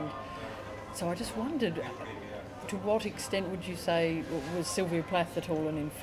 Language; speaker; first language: English; native; English